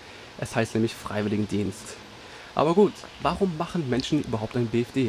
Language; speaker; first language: German; native; German